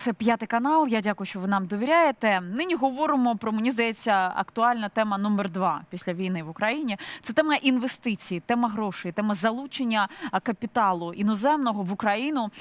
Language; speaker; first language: Ukrainian; native; Ukrainian